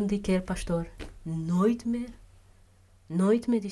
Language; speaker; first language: Dutch; non-native, fluent; Portuguese